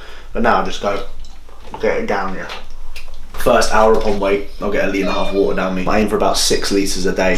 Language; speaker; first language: English; native; English